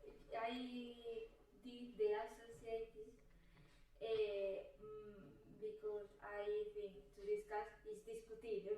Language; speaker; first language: English; non-native, learner; Spanish